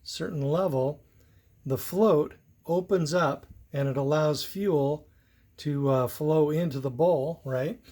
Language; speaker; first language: English; native; English